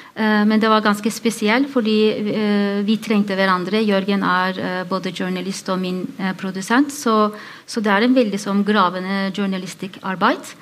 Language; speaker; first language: Norwegian; non-native, fluent; Turkish